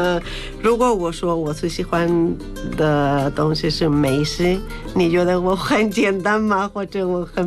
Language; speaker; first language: Chinese; non-native, learner; Spanish